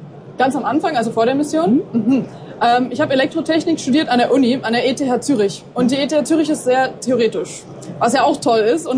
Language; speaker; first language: German; native; German